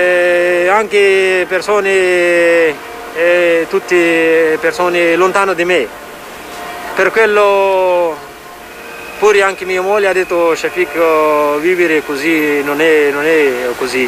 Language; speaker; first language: Italian; non-native, learner; Persian